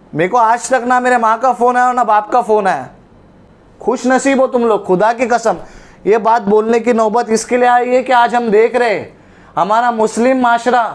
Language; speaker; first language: Hindi; non-native, local second language; Urdu